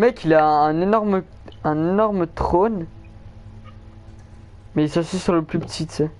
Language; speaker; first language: French; native; French